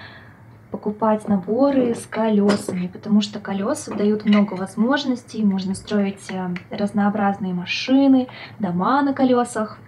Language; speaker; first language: Russian; native; Russian